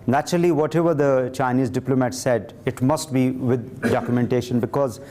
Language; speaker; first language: English; non-native, local second language; Urdu